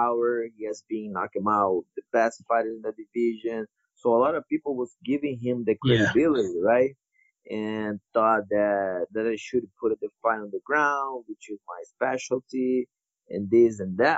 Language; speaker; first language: English; non-native, fluent; Portuguese